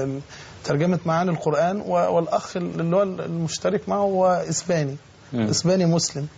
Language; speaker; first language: Arabic; native; Arabic